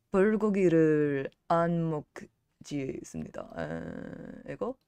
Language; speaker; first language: Korean; non-native, learner; English